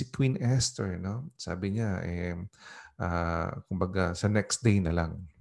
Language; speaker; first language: Filipino; non-native, local second language; Pampanga